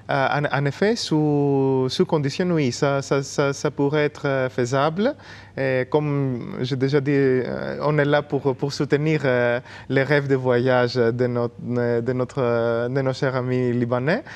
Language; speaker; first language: French; non-native, fluent; Greek